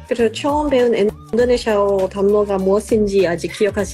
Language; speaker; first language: Korean; non-native, local second language; Indonesian